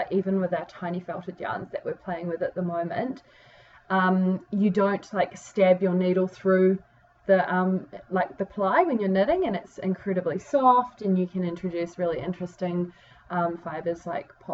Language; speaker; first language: English; native; English